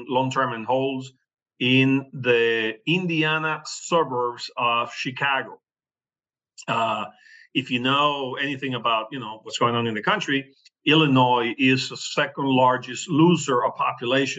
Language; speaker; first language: English; non-native, fluent; Spanish